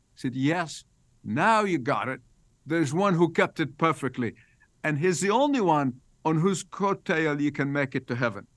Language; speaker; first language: English; non-native, fluent; Arabic